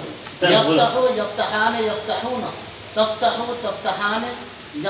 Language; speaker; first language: Arabic; non-native, learner; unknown